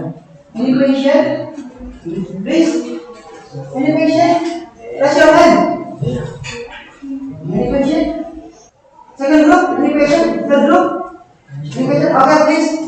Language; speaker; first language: English; non-native, learner; Indonesian